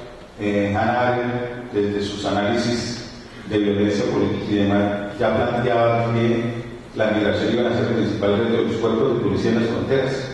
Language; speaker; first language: Spanish; native; Spanish